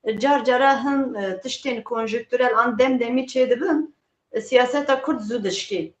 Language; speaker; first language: Kurdish; native; Kurdish